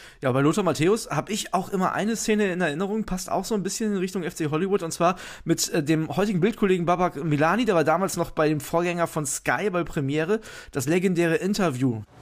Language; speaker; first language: German; native; German